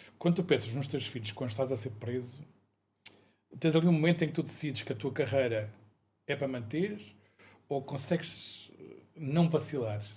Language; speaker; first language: Portuguese; native; Portuguese